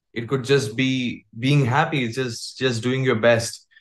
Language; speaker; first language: English; non-native, local second language; Hindi